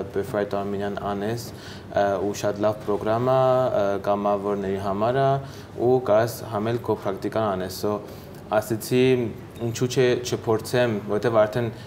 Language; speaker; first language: Armenian; early bilingual, heritage; Armenian